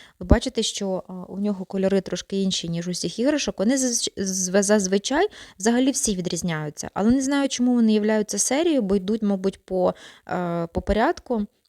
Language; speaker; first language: Ukrainian; non-native, local second language; Russian